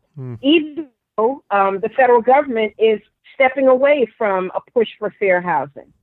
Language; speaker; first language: English; native; English